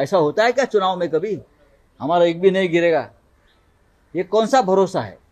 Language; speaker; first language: Hindi; non-native, local second language; Marathi